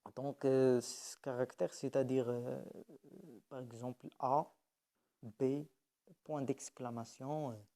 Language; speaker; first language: French; non-native, local second language; Arabic